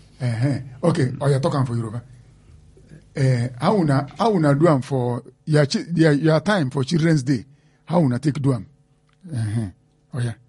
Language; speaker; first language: Nigerian Pidgin; non-native, local second language; Igbo